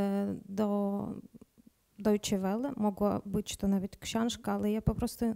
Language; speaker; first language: Polish; non-native, learner; Ukrainian